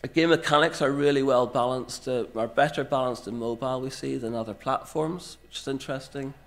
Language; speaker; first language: English; native; English